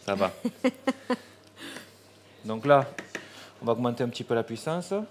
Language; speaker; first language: French; native; French